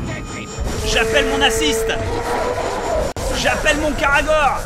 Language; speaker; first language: French; native; French